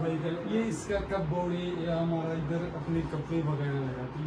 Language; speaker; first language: Hindi; non-native, fluent; Pashto